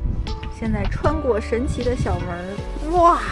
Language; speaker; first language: Chinese; native; Chinese